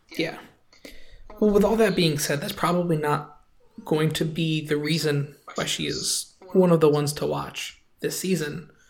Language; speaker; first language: English; native; English